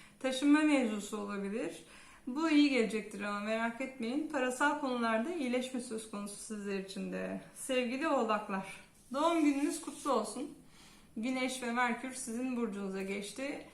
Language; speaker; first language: Turkish; native; Turkish